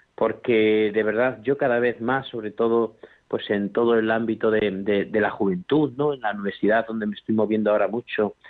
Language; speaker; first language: Spanish; native; Spanish